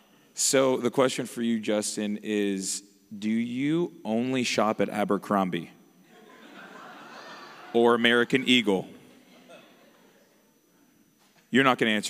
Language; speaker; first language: English; native; English